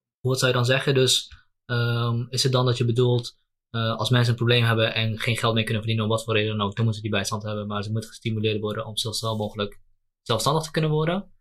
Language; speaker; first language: Dutch; native; Dutch